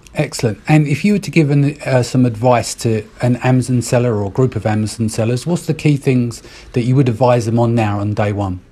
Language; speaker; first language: English; native; English